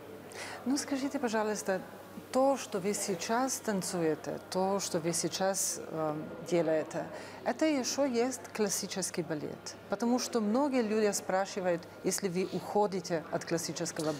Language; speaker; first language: Russian; non-native, fluent; Slovenian